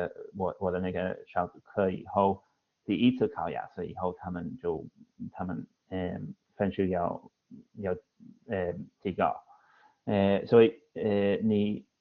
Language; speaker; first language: Chinese; non-native, fluent; English